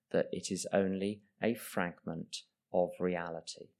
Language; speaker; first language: English; native; English